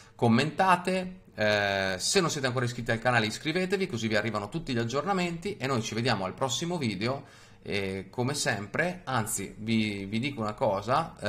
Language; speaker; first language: Italian; native; Italian